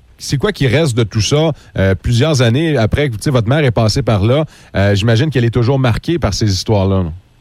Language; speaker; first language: French; native; French